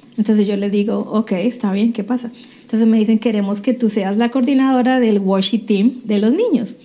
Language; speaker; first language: Spanish; native; Spanish